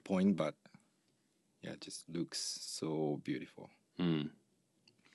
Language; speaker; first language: English; non-native, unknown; Russian